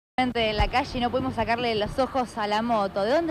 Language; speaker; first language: Spanish; native; Spanish